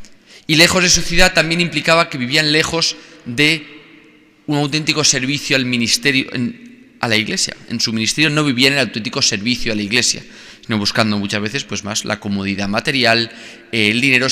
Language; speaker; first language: Spanish; native; Spanish